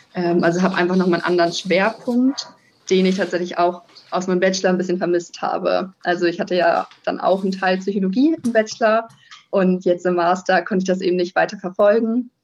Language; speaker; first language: German; native; German